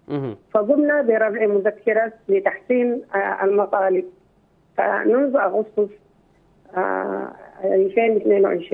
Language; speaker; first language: Arabic; native; Arabic